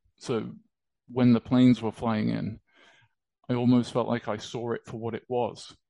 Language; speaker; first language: English; native; English